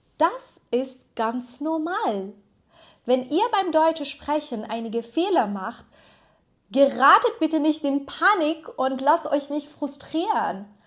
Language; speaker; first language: German; non-native, fluent; Persian